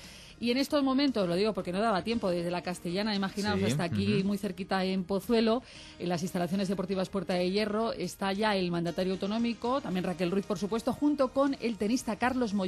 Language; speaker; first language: Spanish; native; Spanish